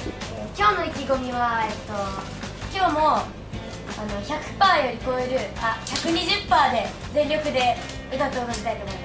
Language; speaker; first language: Japanese; native; Japanese